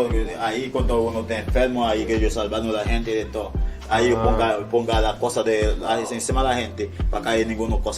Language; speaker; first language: Spanish; non-native, learner; Haitian Creole